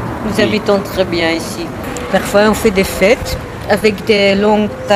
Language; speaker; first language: French; non-native, local second language; Dutch